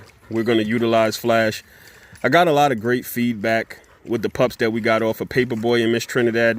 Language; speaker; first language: English; native; English